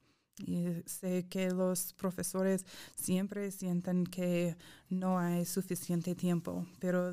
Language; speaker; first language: Spanish; non-native, fluent; English